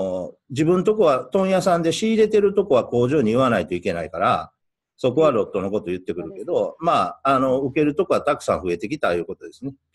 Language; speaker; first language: Japanese; native; Japanese